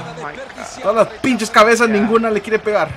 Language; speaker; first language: Spanish; early bilingual, heritage; Spanish